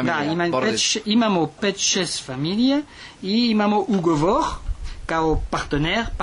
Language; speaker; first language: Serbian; non-native, learner; French